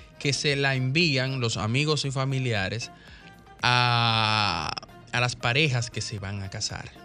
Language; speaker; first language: Spanish; native; Spanish